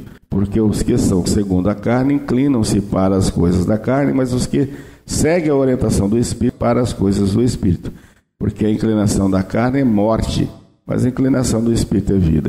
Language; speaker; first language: Portuguese; native; Portuguese